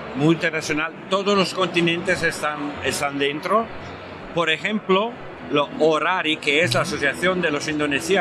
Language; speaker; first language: Spanish; non-native, fluent; Italian